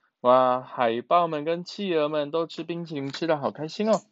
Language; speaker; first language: Chinese; native; Chinese